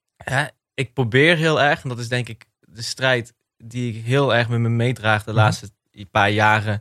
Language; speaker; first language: Dutch; early bilingual, other home language; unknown